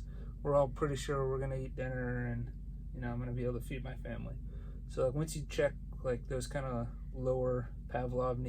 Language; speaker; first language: English; native; English